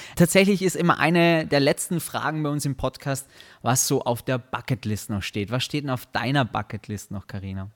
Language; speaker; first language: German; native; German